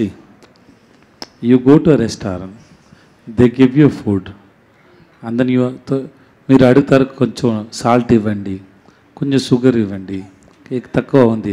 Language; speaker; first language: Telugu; non-native, local second language; Tamil